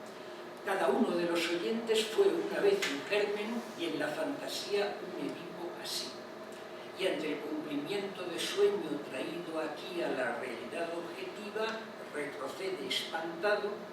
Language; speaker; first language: Spanish; native; Spanish